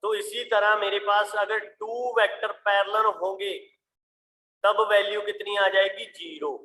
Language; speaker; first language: Hindi; non-native, local second language; Punjabi